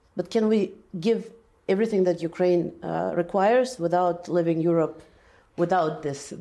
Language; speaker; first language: English; non-native, fluent; Latvian